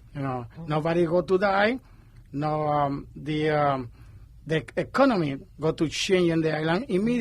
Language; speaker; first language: English; non-native, learner; Spanish